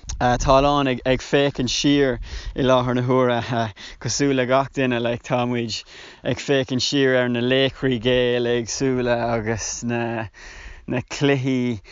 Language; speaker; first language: Irish; non-native, local second language; English